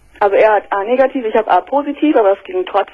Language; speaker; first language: German; native; German